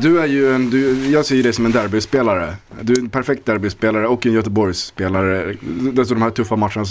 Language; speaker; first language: Swedish; native; Swedish